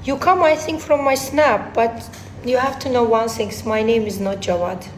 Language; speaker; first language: English; non-native, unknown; Azerbaijani